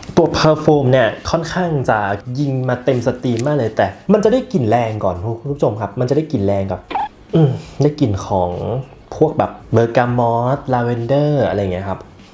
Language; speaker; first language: Thai; native; Thai